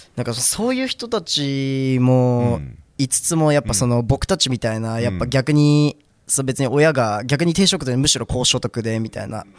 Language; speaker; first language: Japanese; native; Japanese